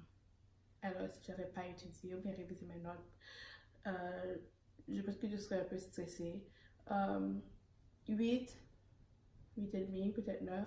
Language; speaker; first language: French; early bilingual, heritage; Haitian Creole